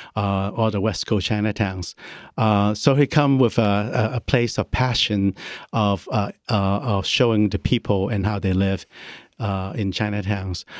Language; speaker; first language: English; non-native, local second language; Cantonese